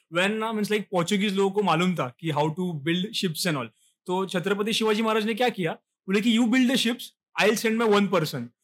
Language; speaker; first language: Hindi; non-native, local second language; Marathi